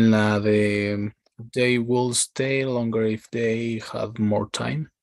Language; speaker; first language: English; non-native, learner; Spanish